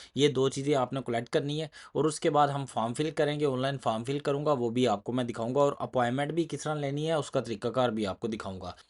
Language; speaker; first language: Urdu; non-native, local second language; Punjabi